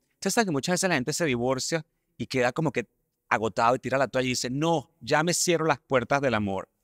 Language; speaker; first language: Spanish; native; Spanish